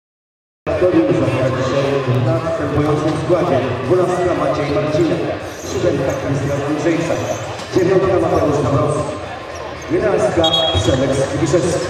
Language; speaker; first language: Polish; native; Polish